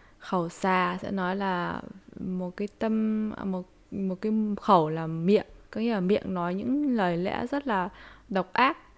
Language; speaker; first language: Vietnamese; early bilingual, heritage; Vietnamese